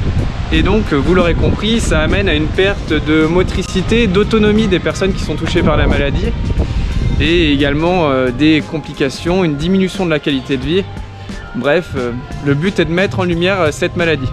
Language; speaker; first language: French; native; French